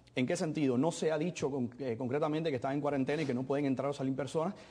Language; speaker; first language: Spanish; native; Spanish